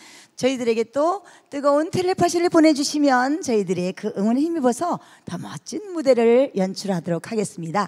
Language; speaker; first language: Korean; native; Korean